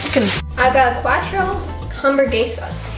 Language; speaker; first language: Spanish; non-native, learner; English